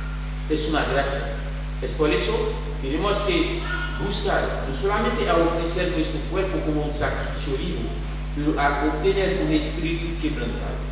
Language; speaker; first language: Spanish; non-native, fluent; French